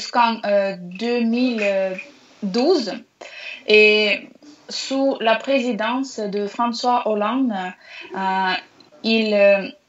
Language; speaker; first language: French; non-native, learner; Russian